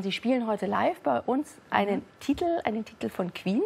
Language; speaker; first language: German; native; German